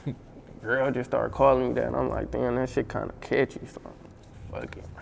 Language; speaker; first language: English; native; English